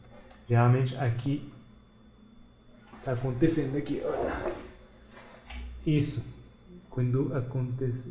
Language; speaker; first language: Portuguese; non-native, fluent; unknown